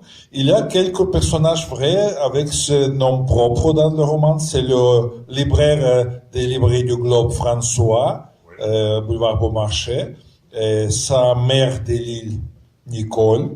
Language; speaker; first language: French; non-native, fluent; Russian